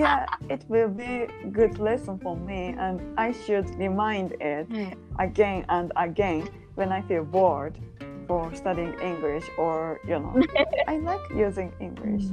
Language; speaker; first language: English; non-native, learner; Japanese